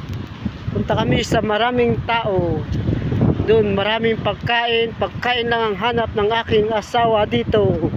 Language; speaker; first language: Filipino; non-native, learner; German